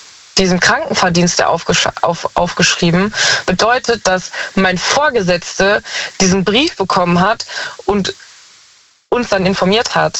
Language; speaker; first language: German; native; German